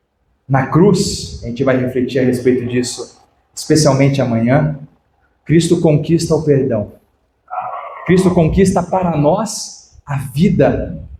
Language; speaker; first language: Portuguese; native; Portuguese